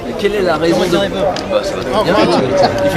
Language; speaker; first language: French; native; French